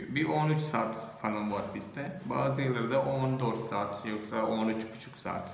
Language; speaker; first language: Turkish; non-native, fluent; Malayalam